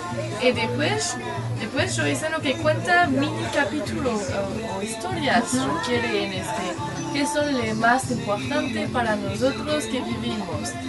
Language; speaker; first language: Spanish; non-native, learner; French